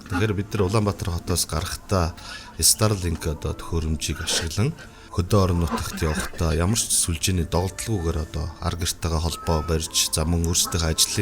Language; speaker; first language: Mongolian; native; Mongolian